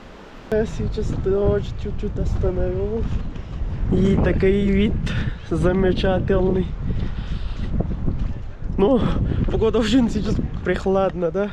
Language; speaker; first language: Russian; non-native, learner; Urdu